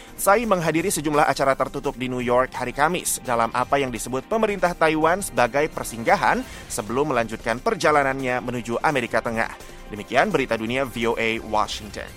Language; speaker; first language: Indonesian; native; Indonesian